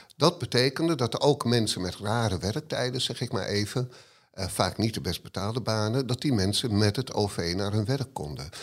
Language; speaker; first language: Dutch; native; Dutch